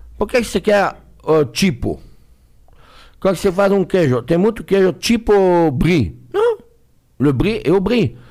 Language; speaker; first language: Portuguese; non-native, fluent; French